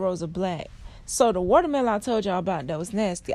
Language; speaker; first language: English; native; English